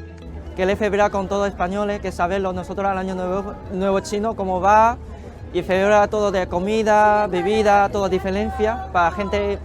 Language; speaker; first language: Spanish; non-native, learner; Chinese